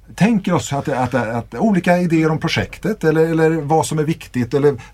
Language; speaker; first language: Swedish; native; Swedish